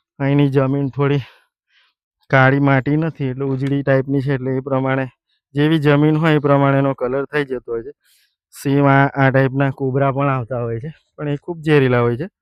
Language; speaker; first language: Gujarati; non-native, local second language; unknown